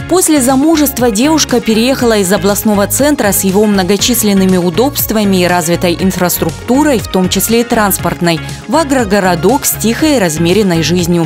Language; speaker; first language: Russian; native; Russian